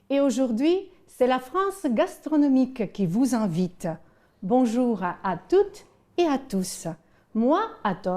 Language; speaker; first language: French; non-native, fluent; Ukrainian